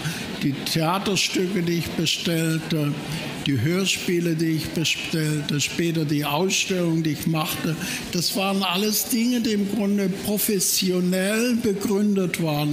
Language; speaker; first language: German; native; German